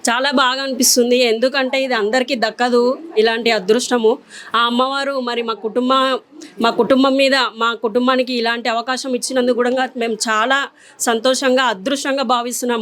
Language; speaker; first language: Telugu; native; Telugu